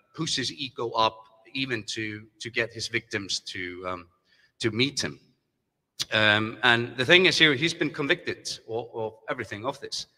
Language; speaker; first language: English; non-native, fluent; German